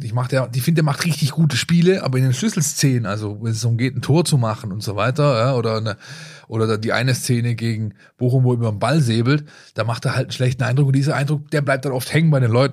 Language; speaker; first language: German; native; German